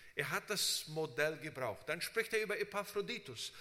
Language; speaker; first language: German; early bilingual, heritage; Portuguese